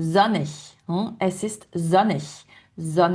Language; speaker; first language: German; non-native, fluent; French